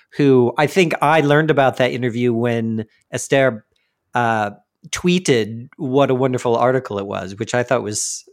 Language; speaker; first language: English; native; English